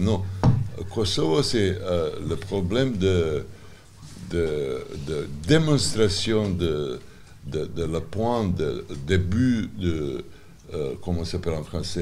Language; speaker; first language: French; non-native, learner; Serbian